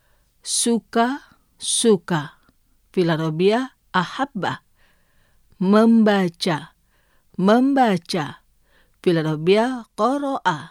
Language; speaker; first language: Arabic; non-native, fluent; Indonesian